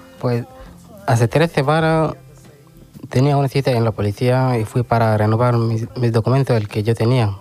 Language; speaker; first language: Spanish; non-native, learner; Arabic